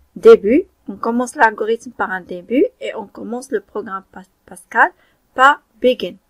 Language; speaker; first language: French; non-native, local second language; Arabic